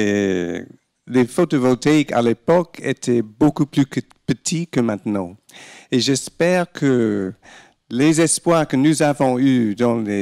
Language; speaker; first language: French; non-native, fluent; English